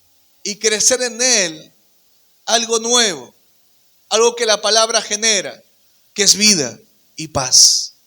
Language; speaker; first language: Spanish; native; Spanish